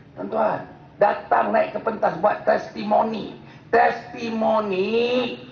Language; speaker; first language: Malay; native; Malay